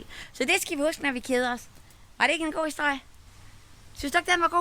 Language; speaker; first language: Danish; native; Danish